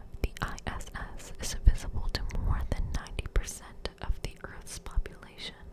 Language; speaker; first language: English; native; English